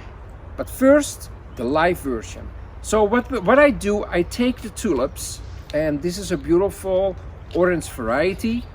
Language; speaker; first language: English; non-native, fluent; Dutch